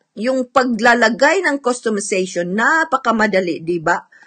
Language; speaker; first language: Filipino; non-native, local second language; Cebuano